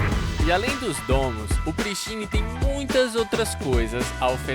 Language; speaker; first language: Portuguese; native; Portuguese